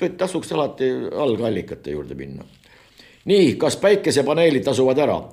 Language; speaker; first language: Estonian; native; Estonian